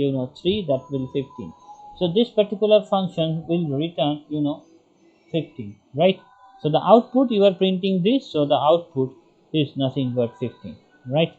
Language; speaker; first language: English; non-native, local second language; Bangla